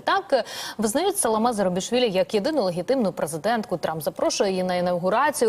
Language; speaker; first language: Ukrainian; native; Ukrainian